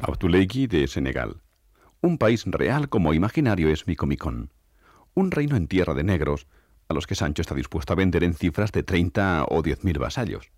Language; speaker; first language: Spanish; native; Spanish